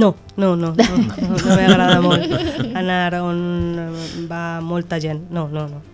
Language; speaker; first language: Catalan; non-native, local second language; Spanish